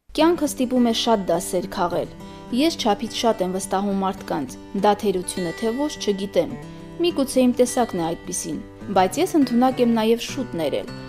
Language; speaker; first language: Armenian; native; Armenian